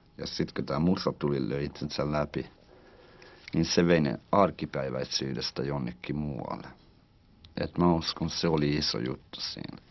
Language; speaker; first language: Finnish; early bilingual, heritage; Finnish